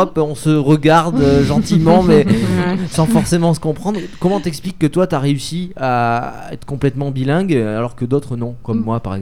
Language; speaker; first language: French; native; French